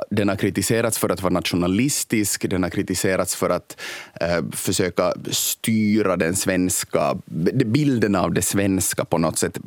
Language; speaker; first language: Swedish; native; Swedish